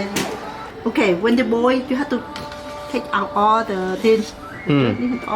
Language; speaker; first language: English; non-native, learner; Vietnamese